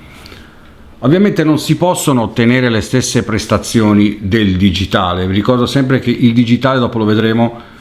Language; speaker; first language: Italian; native; Italian